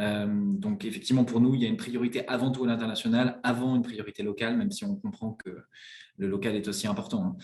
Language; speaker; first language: French; native; French